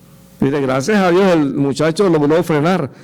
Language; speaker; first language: Spanish; native; Spanish